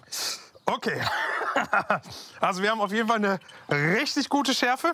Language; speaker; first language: German; native; German